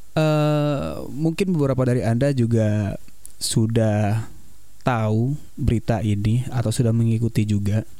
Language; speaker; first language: Indonesian; native; Indonesian